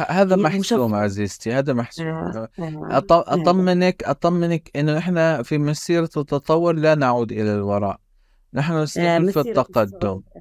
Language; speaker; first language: Arabic; native; Arabic